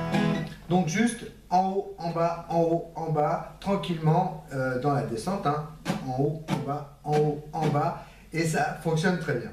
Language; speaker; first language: French; native; French